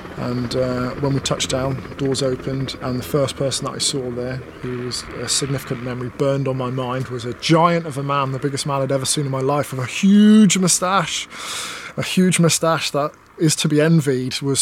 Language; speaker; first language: English; native; English